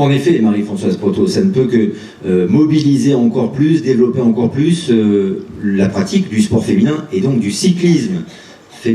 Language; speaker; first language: French; native; French